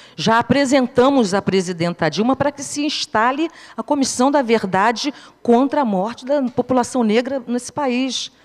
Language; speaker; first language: Portuguese; native; Portuguese